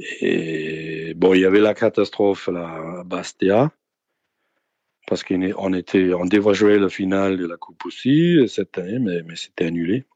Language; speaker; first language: French; non-native, fluent; Danish